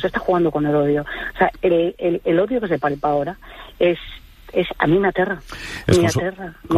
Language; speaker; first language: Spanish; native; Spanish